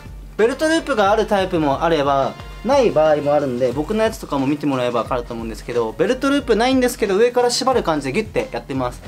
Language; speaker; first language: Japanese; native; Japanese